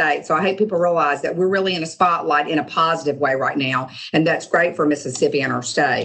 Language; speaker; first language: English; native; English